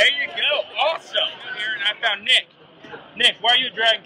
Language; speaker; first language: English; native; English